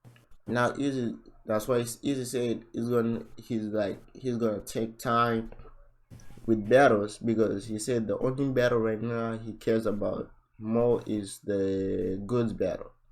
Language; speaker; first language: English; native; English